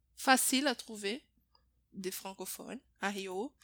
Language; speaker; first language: French; non-native, fluent; Portuguese